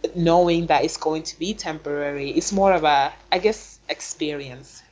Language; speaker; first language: English; non-native, fluent; Swedish